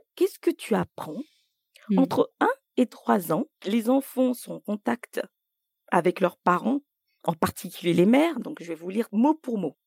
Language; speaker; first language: French; native; French